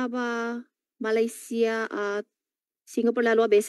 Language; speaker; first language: Filipino; non-native, learner; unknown